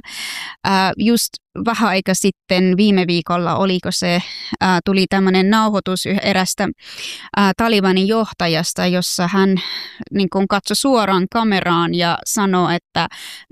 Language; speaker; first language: Finnish; non-native, fluent; Persian